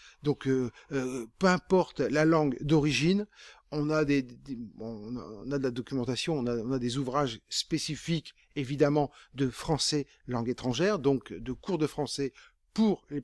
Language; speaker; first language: French; native; French